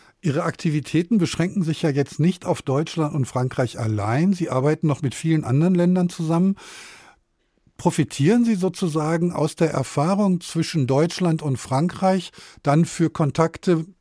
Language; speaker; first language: German; native; German